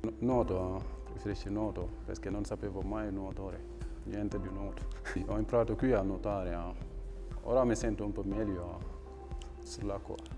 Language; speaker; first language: Italian; non-native, learner; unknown